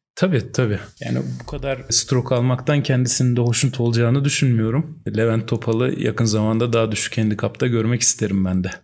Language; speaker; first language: Turkish; native; Turkish